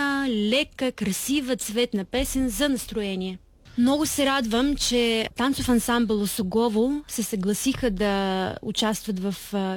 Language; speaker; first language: Bulgarian; non-native, fluent; Ukrainian